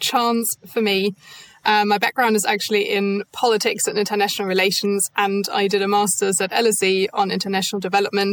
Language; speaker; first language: English; non-native, fluent; German